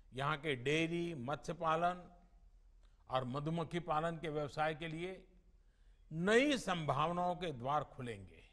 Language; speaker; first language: Hindi; non-native, local second language; Gujarati